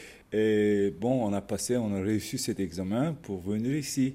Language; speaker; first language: French; non-native, fluent; Turkish